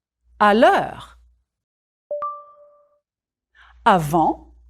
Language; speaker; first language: French; non-native, fluent; English